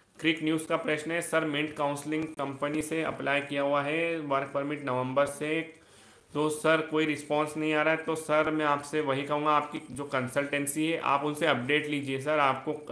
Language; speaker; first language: Hindi; native; Hindi